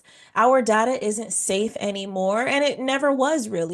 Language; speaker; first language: English; native; English